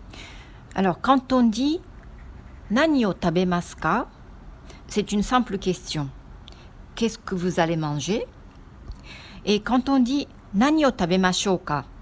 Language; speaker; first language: French; non-native, fluent; Japanese